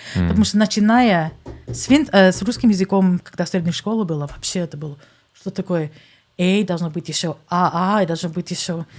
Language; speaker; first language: Russian; non-native, fluent; English